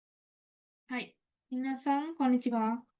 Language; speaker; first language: Japanese; non-native, fluent; Sinhala